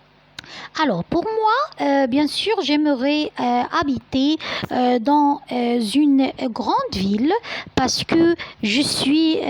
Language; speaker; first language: French; non-native, fluent; Arabic